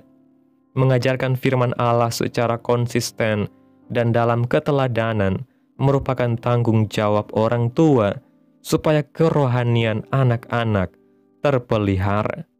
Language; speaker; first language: Indonesian; native; Indonesian